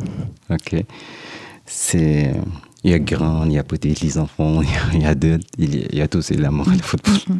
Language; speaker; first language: French; non-native, learner; Arabic